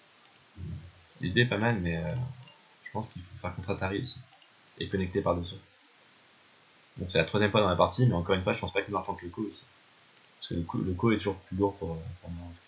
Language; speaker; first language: French; native; French